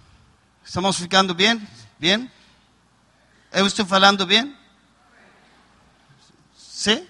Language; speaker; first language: Portuguese; non-native, learner; Spanish